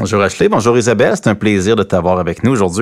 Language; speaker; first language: French; native; French